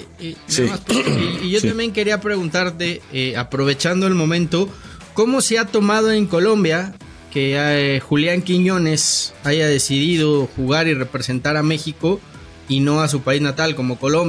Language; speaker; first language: Spanish; native; Spanish